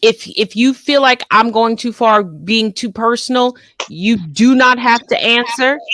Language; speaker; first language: English; native; English